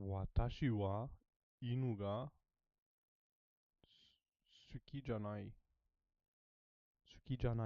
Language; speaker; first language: Japanese; non-native, learner; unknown